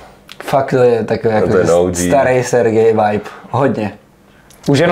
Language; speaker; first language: Czech; native; Czech